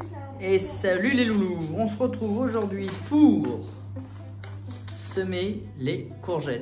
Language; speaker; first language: French; native; French